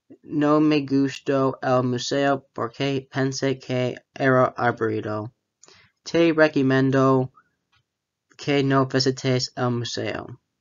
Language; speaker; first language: Spanish; non-native, learner; English